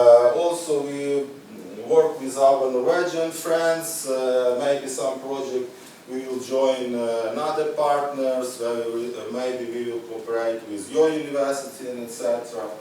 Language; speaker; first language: English; non-native, learner; Ukrainian